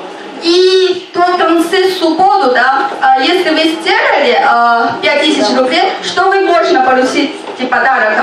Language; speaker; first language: Russian; non-native, learner; Chinese